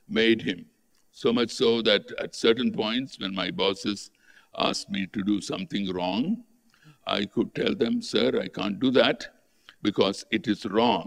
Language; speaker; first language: English; non-native, local second language; Tamil